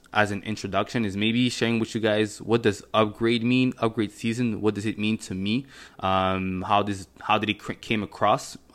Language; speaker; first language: English; non-native, fluent; French